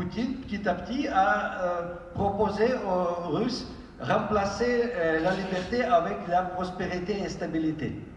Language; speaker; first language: French; non-native, fluent; Ukrainian